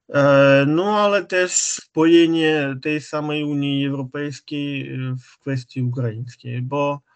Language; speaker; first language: Polish; non-native, fluent; Ukrainian